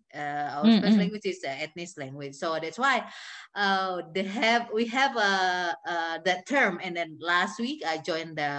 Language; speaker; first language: English; non-native, learner; Indonesian